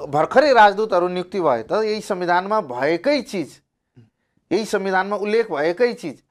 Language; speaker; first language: Nepali; non-native, local second language; Maithili